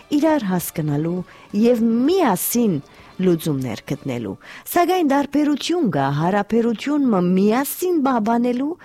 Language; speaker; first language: Armenian; early bilingual, heritage; Armenian